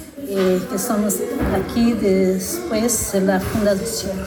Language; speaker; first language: Spanish; non-native, learner; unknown